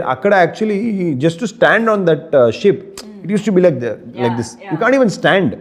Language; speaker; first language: Telugu; non-native, learner; Kannada